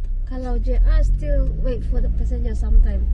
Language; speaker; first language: English; non-native, learner; Indonesian